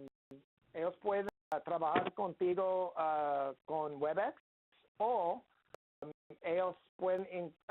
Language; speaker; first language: Spanish; non-native, learner; English